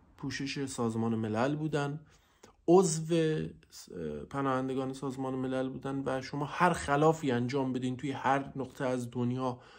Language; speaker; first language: Persian; non-native, local second language; Central Kurdish